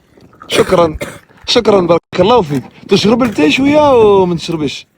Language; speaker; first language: Arabic; early bilingual, heritage; Arabic